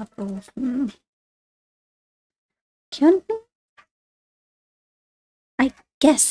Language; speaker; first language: German; non-native, fluent; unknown